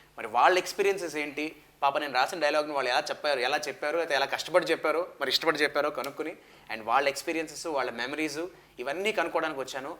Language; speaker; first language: Telugu; native; Telugu